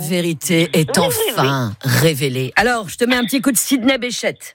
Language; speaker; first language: French; native; French